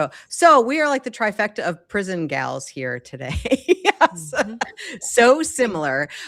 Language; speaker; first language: English; native; English